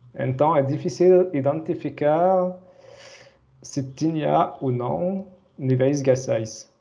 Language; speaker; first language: Portuguese; non-native, fluent; French